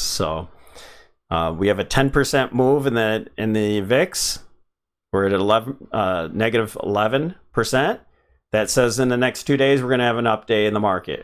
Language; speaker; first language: English; native; English